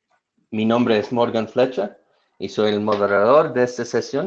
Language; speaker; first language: Spanish; non-native, fluent; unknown